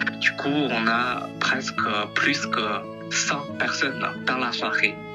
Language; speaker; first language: French; non-native, fluent; Chinese